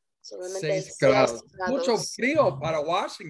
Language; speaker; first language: Spanish; non-native, fluent; English